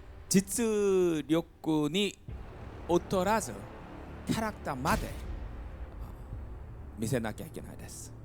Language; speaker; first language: Japanese; non-native, fluent; Korean